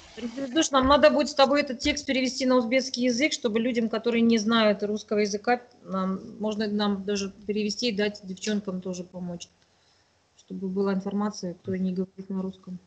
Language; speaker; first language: Russian; native; Russian